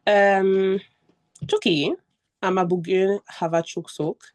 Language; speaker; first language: Turkish; non-native, learner; French